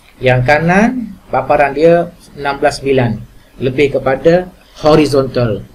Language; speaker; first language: Malay; native; Malay